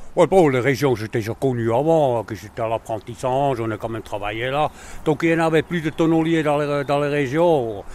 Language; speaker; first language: French; non-native, local second language; Swiss German